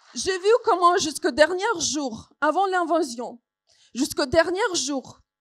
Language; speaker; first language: French; non-native, fluent; Ukrainian